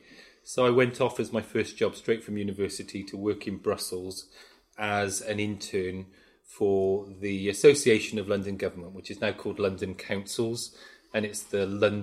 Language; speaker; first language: English; native; English